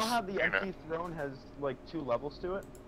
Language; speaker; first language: English; native; English